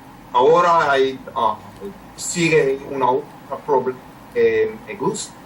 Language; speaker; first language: Spanish; non-native, learner; English